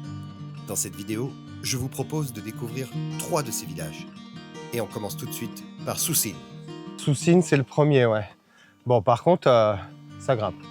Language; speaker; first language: French; native; French